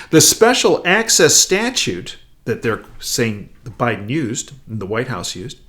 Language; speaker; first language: English; native; English